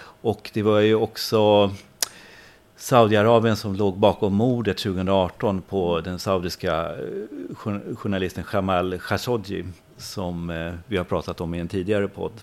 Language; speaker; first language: Swedish; native; Swedish